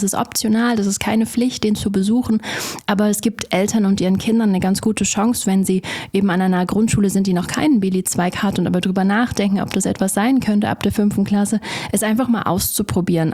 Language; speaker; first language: German; native; German